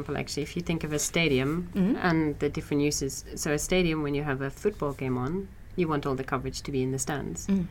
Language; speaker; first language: English; native; English